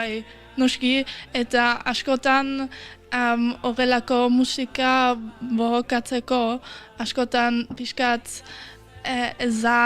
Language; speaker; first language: Basque; early bilingual, heritage; Basque